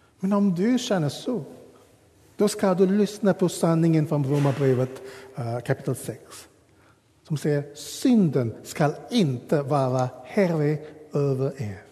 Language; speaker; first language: Swedish; non-native, fluent; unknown